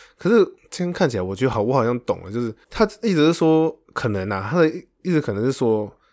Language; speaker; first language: Chinese; native; Chinese